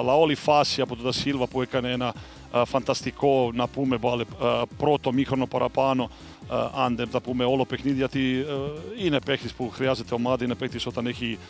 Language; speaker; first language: Greek; non-native, fluent; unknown